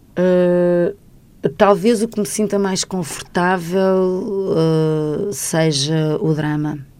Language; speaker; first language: Portuguese; native; Portuguese